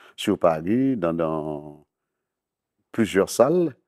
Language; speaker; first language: French; native; French